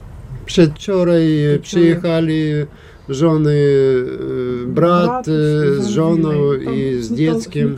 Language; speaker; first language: Polish; non-native, fluent; Ukrainian